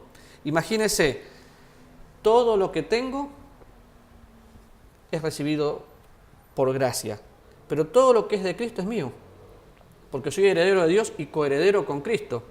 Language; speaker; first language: Spanish; native; Spanish